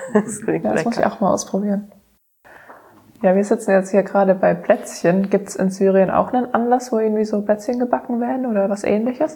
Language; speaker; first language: German; native; German